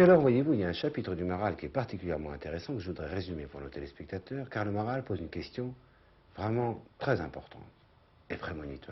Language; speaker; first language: French; native; French